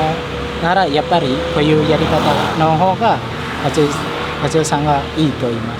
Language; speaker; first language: Japanese; non-native, fluent; Indonesian